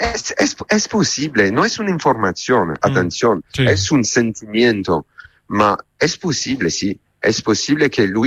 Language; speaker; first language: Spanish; non-native, learner; Italian